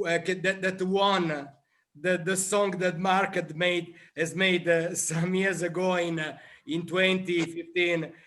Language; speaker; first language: English; non-native, learner; Italian